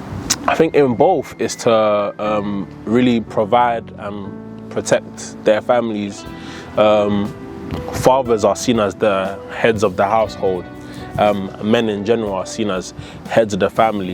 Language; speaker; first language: English; early bilingual, other home language; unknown